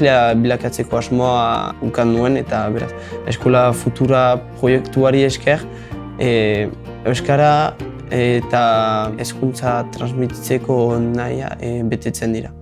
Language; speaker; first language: Basque; non-native, local second language; French